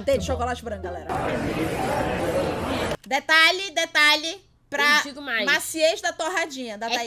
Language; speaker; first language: Portuguese; native; Portuguese